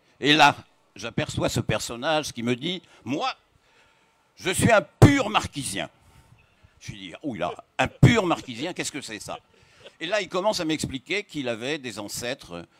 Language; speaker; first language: French; native; French